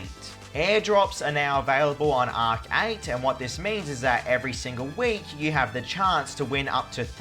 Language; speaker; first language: English; native; English